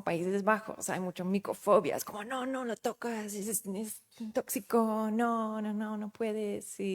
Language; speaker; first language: Spanish; non-native, fluent; Dutch